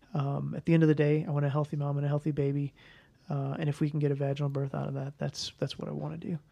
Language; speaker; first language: English; native; English